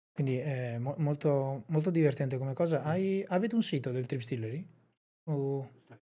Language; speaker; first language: Italian; native; Italian